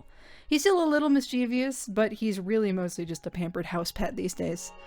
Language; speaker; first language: English; native; English